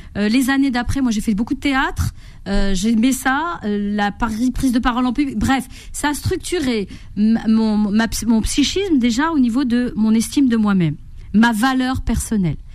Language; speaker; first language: French; native; French